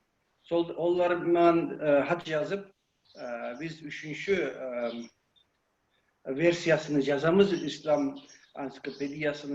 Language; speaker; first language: Kyrgyz; non-native, learner; Kazakh